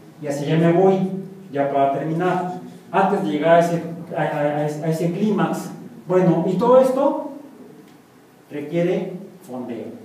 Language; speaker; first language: Spanish; native; Spanish